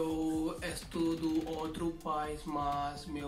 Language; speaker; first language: Portuguese; non-native, learner; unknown